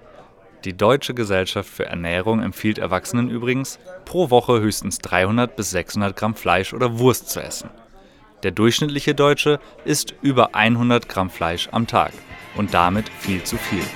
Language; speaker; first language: German; native; German